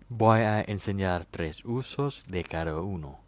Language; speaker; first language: Spanish; non-native, fluent; Thai